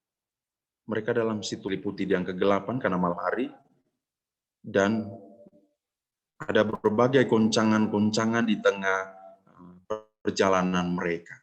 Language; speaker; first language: Indonesian; native; Indonesian